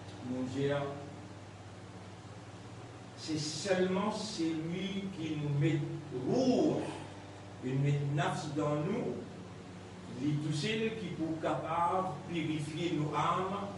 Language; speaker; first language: French; non-native, local second language; Morisyen